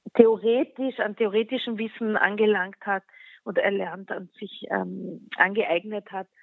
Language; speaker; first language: German; non-native, local second language; Slovenian